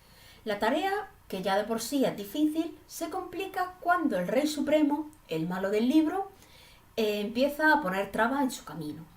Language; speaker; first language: Spanish; native; Spanish